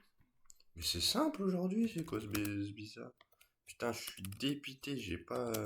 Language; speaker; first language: French; native; French